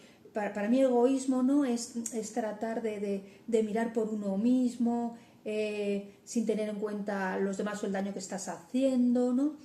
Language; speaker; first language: Spanish; native; Spanish